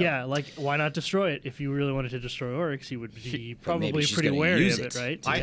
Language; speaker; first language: English; native; English